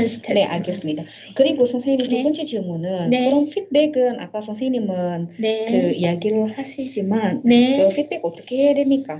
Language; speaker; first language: Korean; non-native, fluent; Indonesian